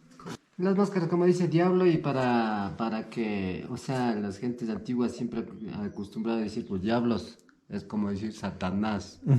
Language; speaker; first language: Spanish; non-native, local second language; Quechua